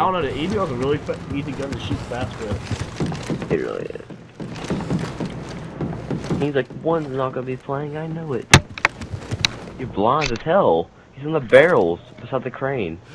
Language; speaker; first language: English; native; English